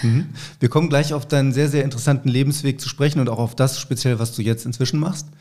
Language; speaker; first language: German; native; German